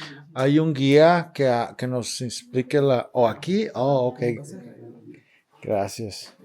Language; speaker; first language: Spanish; early bilingual, heritage; Spanish